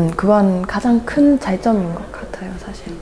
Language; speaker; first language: Korean; non-native, fluent; German